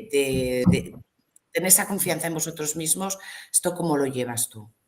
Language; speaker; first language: Spanish; native; Spanish